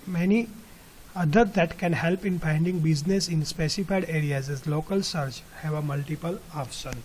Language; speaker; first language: English; non-native, local second language; Gujarati